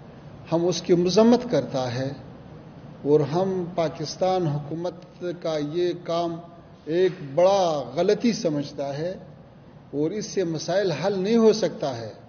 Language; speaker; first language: Hindi; non-native, learner; Pashto